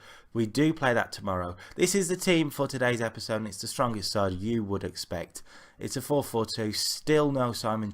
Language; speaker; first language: English; native; English